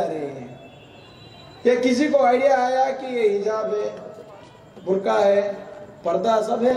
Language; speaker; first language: Hindi; non-native, local second language; Kannada